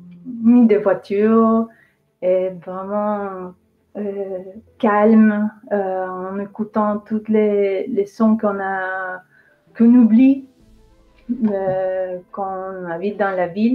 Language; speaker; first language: French; non-native, fluent; Spanish